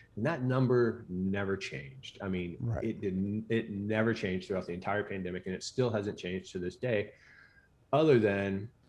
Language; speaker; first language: English; native; English